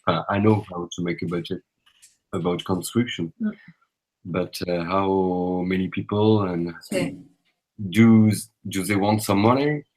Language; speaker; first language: English; non-native, learner; French